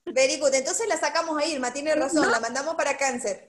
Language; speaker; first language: Spanish; native; Spanish